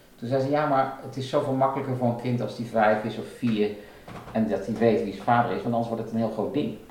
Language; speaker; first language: Dutch; native; Dutch